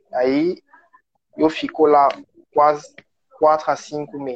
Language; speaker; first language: Portuguese; non-native, learner; French